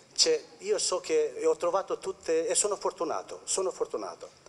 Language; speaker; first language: Italian; non-native, fluent; Albanian